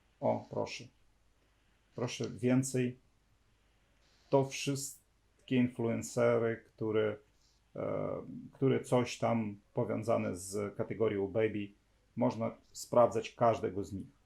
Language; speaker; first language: Polish; non-native, fluent; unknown